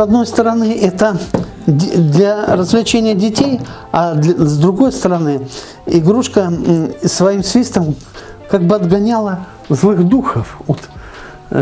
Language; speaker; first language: Russian; native; Russian